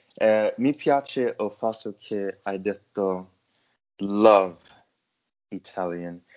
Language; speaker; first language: Italian; non-native, learner; English